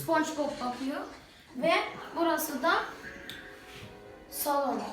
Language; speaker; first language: Turkish; early bilingual, heritage; Turkish